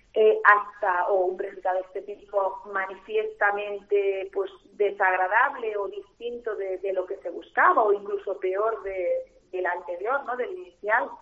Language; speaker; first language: Spanish; native; Spanish